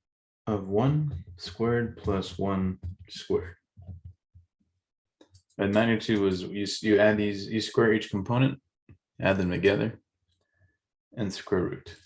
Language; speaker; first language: English; native; English